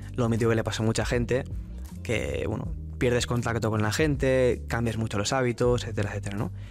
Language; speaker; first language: Spanish; native; Spanish